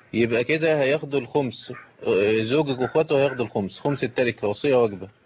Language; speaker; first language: Arabic; native; Arabic